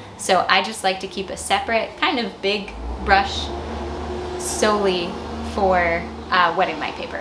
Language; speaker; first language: English; native; English